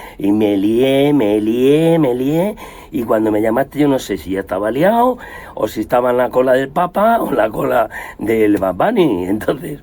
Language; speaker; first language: Spanish; native; Spanish